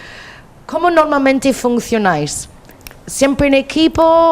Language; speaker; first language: Spanish; non-native, fluent; English